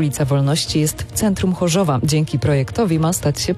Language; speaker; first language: Polish; native; Polish